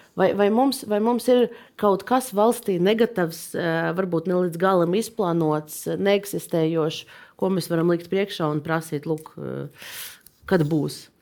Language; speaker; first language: Latvian; native; Latvian